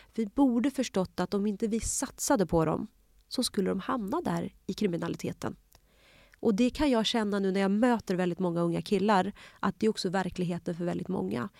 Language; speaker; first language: Swedish; early bilingual, other home language; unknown